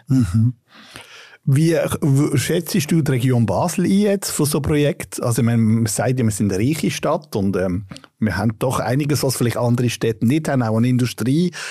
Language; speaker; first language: German; native; German